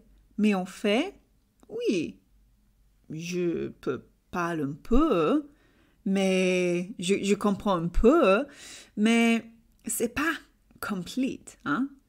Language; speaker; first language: French; non-native, learner; English